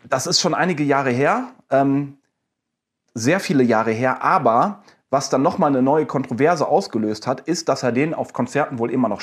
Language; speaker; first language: German; native; German